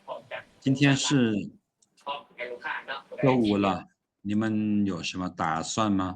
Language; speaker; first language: Chinese; non-native, fluent; Lao